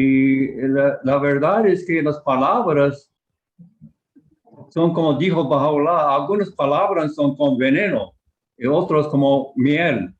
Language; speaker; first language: Spanish; non-native, fluent; English